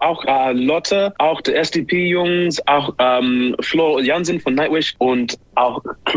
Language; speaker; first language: German; non-native, fluent; English